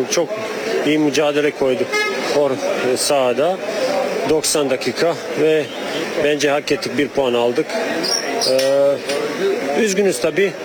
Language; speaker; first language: Turkish; non-native, learner; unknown